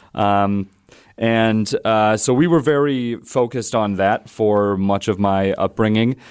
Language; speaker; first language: English; native; English